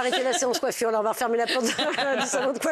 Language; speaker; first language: French; native; French